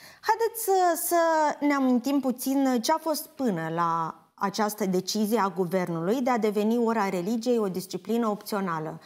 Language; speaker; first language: Romanian; native; Romanian